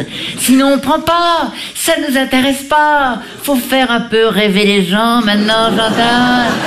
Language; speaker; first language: French; native; French